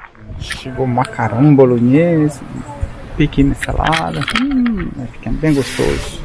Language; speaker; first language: Portuguese; non-native, learner; French